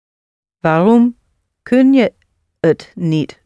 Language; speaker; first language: Dutch; non-native, learner; English